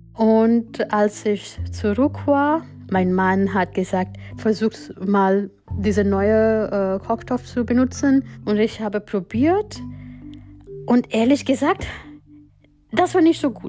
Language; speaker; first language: German; non-native, learner; Gujarati